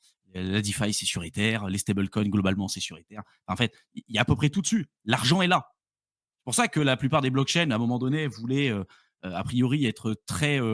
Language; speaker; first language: French; native; French